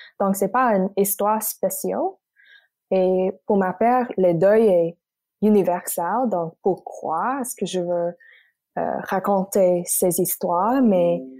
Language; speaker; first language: French; non-native, local second language; English